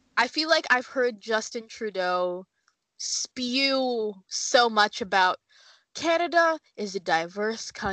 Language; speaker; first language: English; native; English